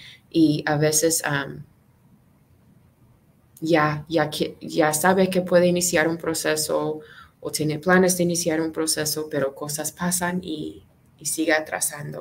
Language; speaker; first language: Spanish; non-native, fluent; English